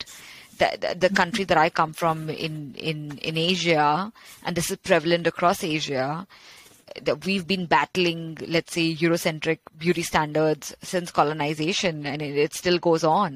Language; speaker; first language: English; non-native, local second language; Bangla